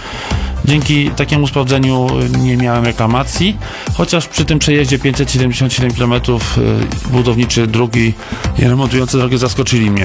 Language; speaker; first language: Polish; native; Polish